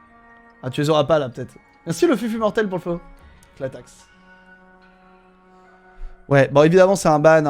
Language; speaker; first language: French; native; French